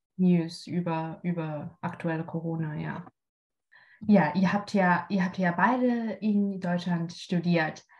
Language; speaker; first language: German; non-native, fluent; Chinese